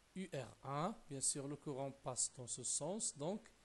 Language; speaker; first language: French; non-native, local second language; Arabic